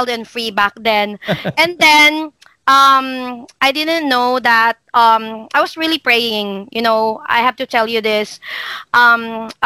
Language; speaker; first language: English; non-native, local second language; Hiligaynon